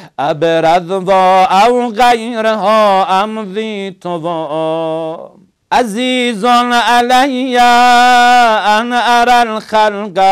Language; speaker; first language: Arabic; non-native, fluent; Persian